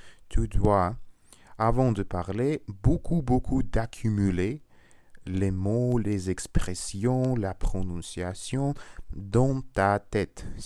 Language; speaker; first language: French; non-native, learner; Russian